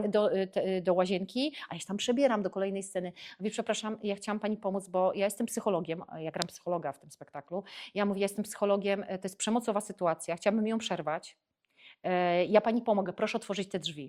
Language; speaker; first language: Polish; native; Polish